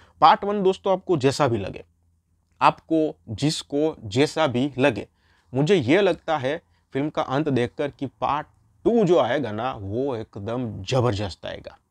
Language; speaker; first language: Hindi; non-native, local second language; Gujarati